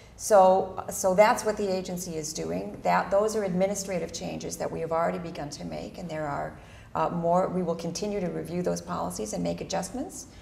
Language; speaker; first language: English; early bilingual, other home language; Spanish